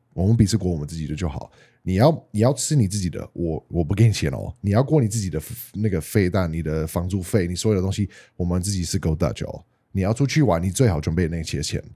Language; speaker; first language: Chinese; non-native, fluent; English